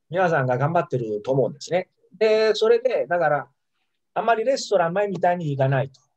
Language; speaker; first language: Japanese; non-native, fluent; Italian